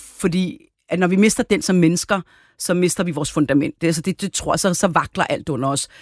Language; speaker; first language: Danish; early bilingual, other home language; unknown